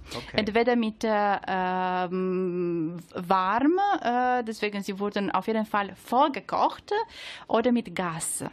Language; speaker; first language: German; non-native, learner; Italian